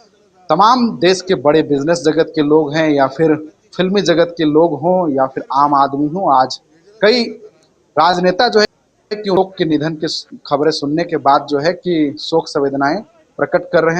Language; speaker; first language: Hindi; native; Hindi